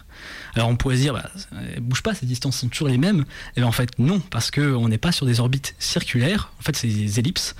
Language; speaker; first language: French; native; French